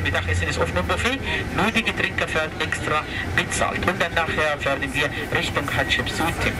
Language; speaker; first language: German; non-native, learner; Arabic